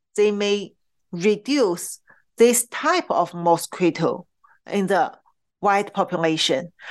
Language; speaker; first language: English; non-native, fluent; Chinese